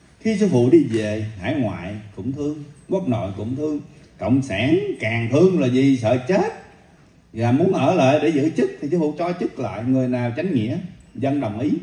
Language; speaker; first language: Vietnamese; native; Vietnamese